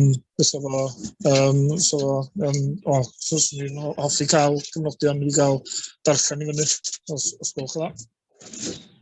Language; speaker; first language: Welsh; native; Welsh